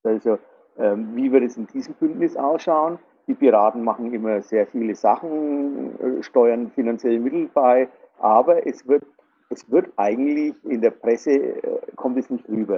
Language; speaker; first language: German; native; German